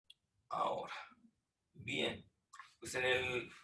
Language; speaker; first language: Spanish; native; Spanish